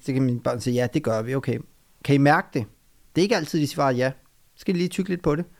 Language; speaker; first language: Danish; early bilingual, other home language; Urdu